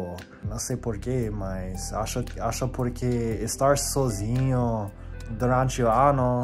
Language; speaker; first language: Portuguese; non-native, fluent; English